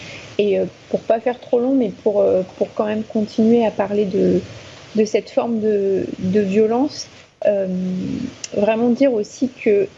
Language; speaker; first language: French; native; French